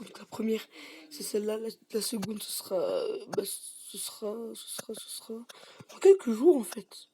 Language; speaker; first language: French; native; French